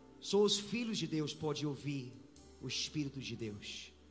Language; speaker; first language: Portuguese; non-native, fluent; English